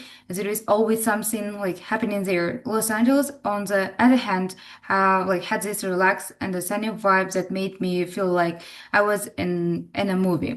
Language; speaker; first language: English; non-native, fluent; Kazakh